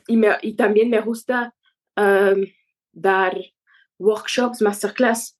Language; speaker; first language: Spanish; non-native, fluent; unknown